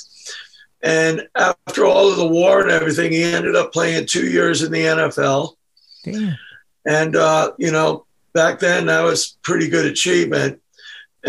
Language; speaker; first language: English; native; English